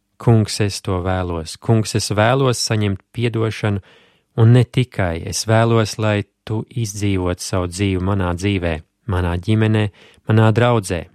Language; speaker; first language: Latvian; native; Latvian